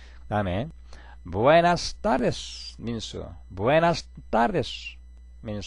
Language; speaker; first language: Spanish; non-native, fluent; Korean